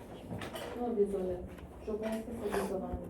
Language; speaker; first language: French; non-native, learner; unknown